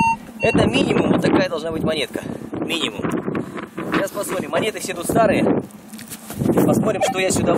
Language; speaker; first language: Russian; native; Russian